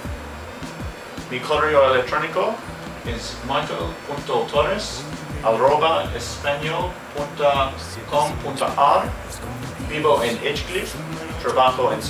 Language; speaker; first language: Spanish; non-native, learner; English